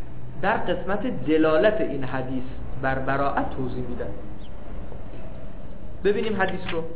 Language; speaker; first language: Persian; native; Persian